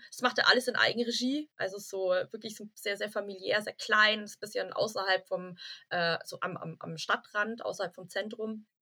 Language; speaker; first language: German; early bilingual, other home language; Vietnamese